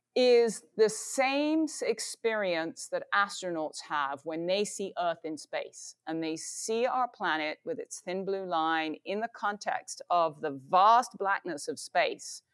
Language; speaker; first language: English; native; English